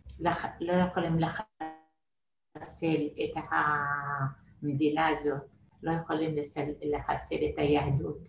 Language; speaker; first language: Hebrew; non-native, fluent; Arabic